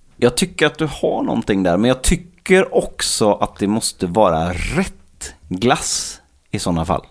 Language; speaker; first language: Swedish; native; Swedish